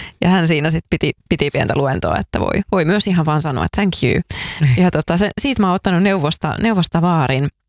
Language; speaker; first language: Finnish; native; Finnish